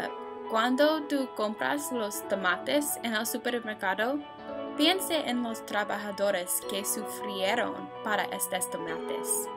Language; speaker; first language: Spanish; non-native, learner; English